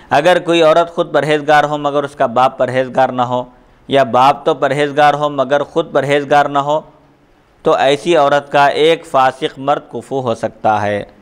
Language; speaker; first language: Urdu; native; Urdu